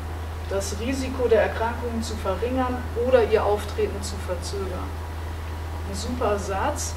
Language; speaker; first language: German; native; German